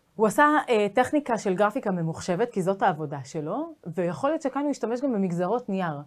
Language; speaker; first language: Hebrew; native; Hebrew